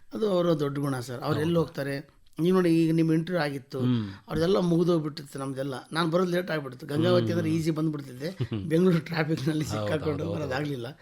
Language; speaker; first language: Kannada; native; Kannada